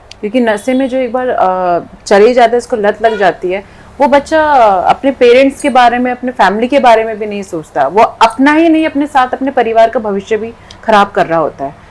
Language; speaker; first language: Hindi; non-native, local second language; Nepali